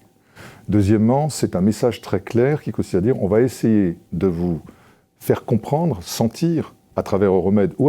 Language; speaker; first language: French; native; French